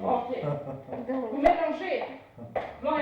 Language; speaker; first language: French; non-native, fluent; Serbian